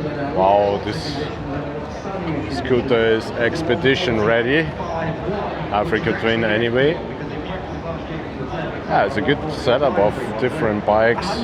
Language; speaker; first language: English; non-native, fluent; German